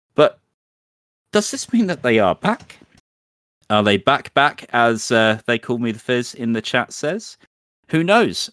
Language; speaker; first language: English; native; English